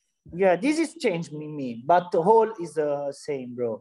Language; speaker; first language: English; non-native, learner; Italian